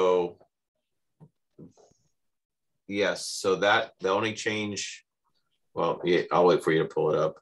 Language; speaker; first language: English; native; English